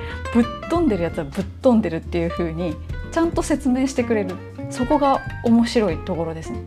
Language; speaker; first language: Japanese; native; Japanese